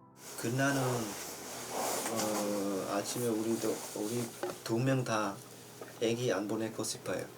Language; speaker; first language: Korean; non-native, learner; Vietnamese